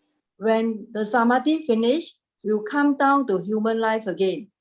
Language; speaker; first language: English; non-native, learner; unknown